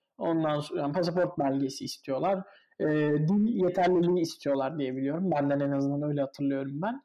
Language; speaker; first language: Turkish; native; Turkish